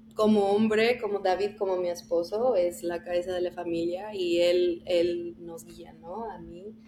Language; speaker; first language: Spanish; early bilingual, heritage; Spanish